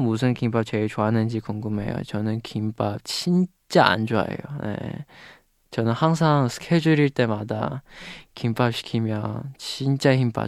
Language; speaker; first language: Korean; non-native, learner; Chinese